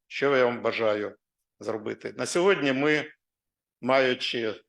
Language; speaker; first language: Ukrainian; non-native, local second language; Russian